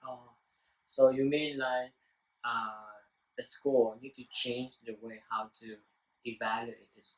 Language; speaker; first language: English; non-native, learner; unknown